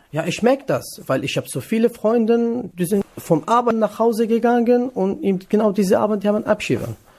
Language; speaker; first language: German; non-native, learner; Kurdish